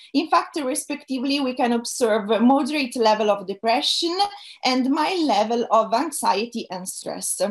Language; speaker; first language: English; non-native, fluent; Italian